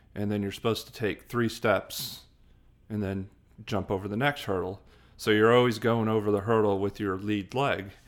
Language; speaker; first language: English; native; English